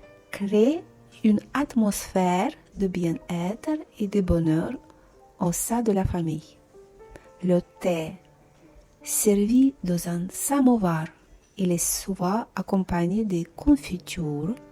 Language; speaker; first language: French; non-native, fluent; Russian